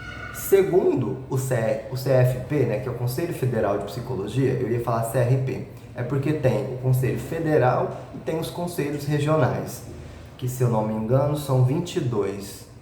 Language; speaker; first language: Portuguese; native; Portuguese